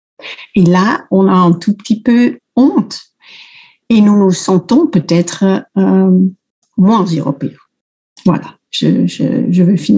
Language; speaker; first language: French; non-native, fluent; Dutch